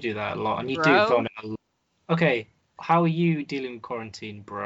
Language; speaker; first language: English; native; English